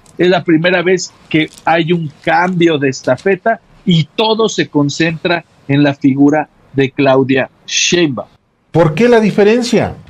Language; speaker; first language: Spanish; native; Spanish